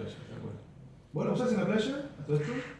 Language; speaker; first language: Spanish; native; Spanish